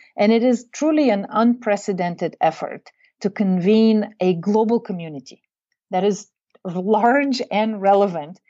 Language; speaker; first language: English; non-native, fluent; Bulgarian